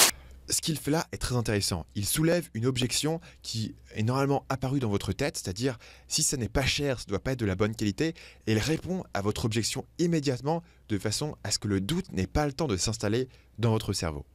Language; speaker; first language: French; native; French